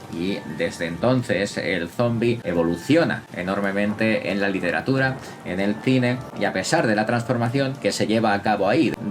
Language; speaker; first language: Spanish; native; Spanish